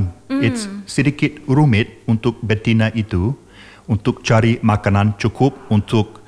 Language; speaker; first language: Indonesian; non-native, learner; English